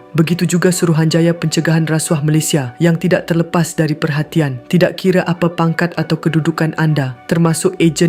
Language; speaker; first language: Malay; native; Malay